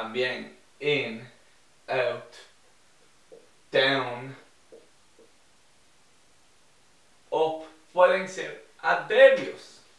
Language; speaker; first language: Spanish; non-native, fluent; English